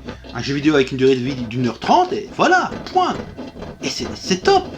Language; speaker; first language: French; native; French